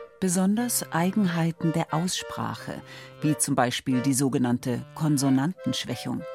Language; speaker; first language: German; native; German